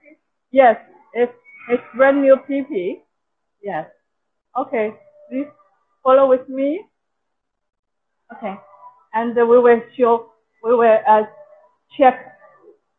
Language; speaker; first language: English; non-native, local second language; Chinese